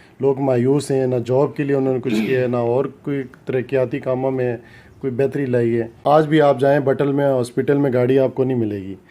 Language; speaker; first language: Urdu; non-native, local second language; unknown